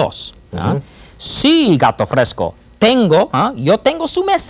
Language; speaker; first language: Spanish; non-native, fluent; English